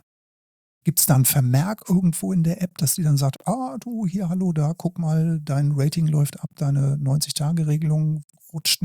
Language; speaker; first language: German; native; German